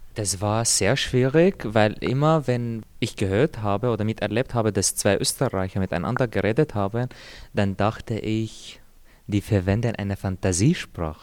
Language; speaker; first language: German; non-native, fluent; Arabic